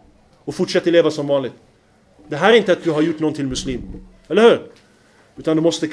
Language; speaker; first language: Swedish; non-native, fluent; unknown